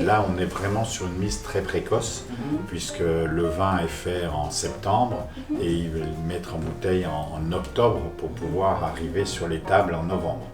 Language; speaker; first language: French; native; French